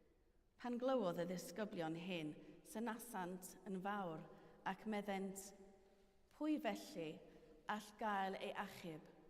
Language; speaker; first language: Welsh; native; Welsh